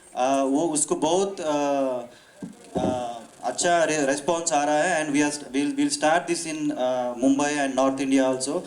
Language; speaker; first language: Hindi; non-native, local second language; Telugu